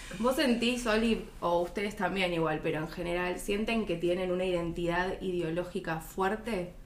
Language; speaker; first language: Spanish; native; Spanish